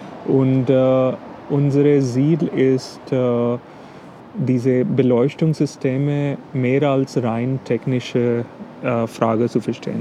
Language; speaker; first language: German; non-native, fluent; English